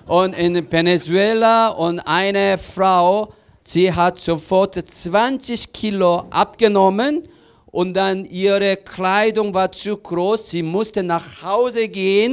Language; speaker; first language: German; non-native, learner; Korean